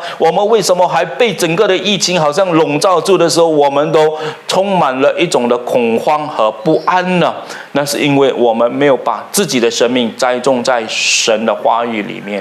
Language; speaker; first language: Chinese; native; Chinese